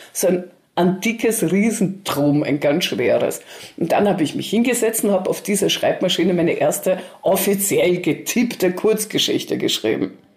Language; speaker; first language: German; early bilingual, other home language; Russian